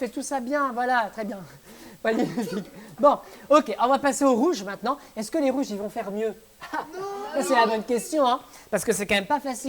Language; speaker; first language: French; native; French